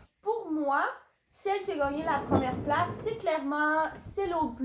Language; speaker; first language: French; native; French